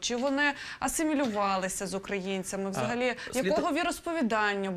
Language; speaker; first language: Ukrainian; native; Ukrainian